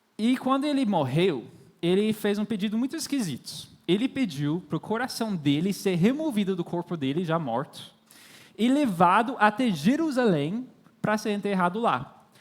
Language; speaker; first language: Portuguese; non-native, fluent; English